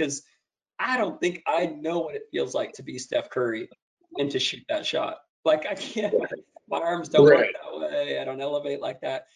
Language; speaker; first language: English; native; English